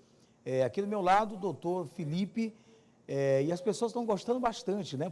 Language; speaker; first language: Portuguese; native; Portuguese